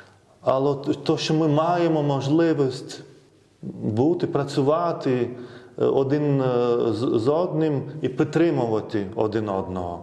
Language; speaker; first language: Ukrainian; non-native, fluent; Lithuanian